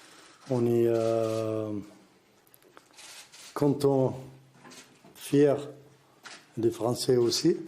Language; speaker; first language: French; non-native, learner; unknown